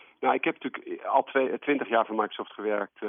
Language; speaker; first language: Dutch; native; Dutch